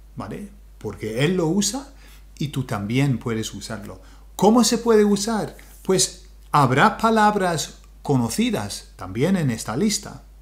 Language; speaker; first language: Spanish; non-native, fluent; English